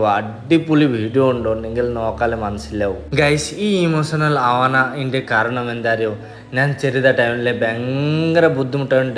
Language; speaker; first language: Malayalam; non-native, learner; Hindi